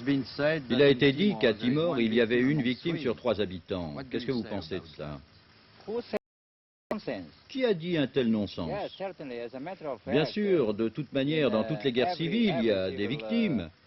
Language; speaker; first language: French; native; French